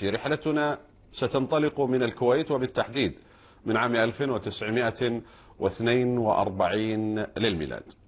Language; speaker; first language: Arabic; native; Arabic